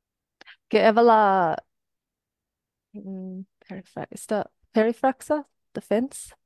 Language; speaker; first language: Greek; non-native, learner; English